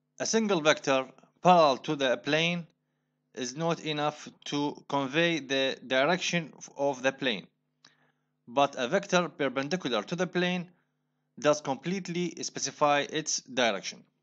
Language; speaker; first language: English; non-native, fluent; Arabic